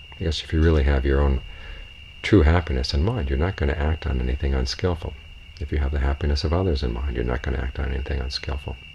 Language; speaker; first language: English; native; English